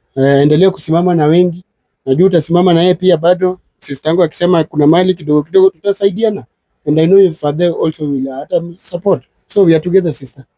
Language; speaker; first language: Swahili; native; Swahili